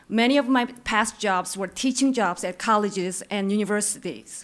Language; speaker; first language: English; non-native, fluent; Korean